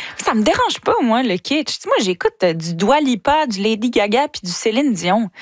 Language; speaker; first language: French; native; French